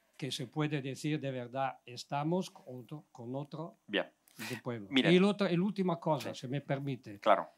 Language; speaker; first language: Spanish; non-native, learner; Italian